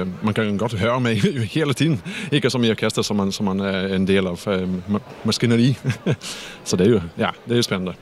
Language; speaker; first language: Danish; non-native, fluent; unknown